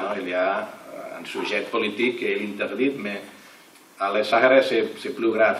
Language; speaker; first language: French; non-native, learner; Catalan